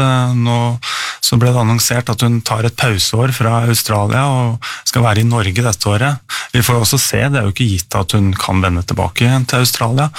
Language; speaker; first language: Norwegian; native; Norwegian